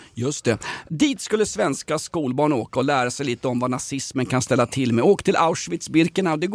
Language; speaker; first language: Swedish; native; Swedish